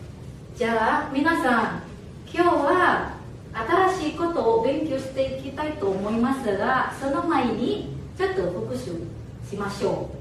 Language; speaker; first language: Japanese; non-native, fluent; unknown